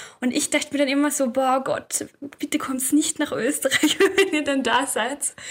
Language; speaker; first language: German; native; German